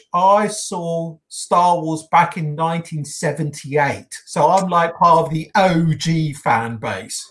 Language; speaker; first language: English; native; English